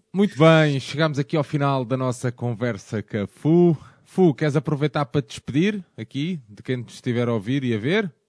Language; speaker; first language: Portuguese; native; Portuguese